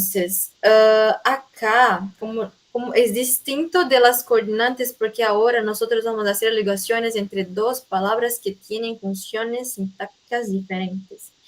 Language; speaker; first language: Spanish; non-native, fluent; Portuguese